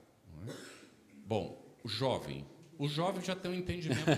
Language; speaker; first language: Portuguese; native; Portuguese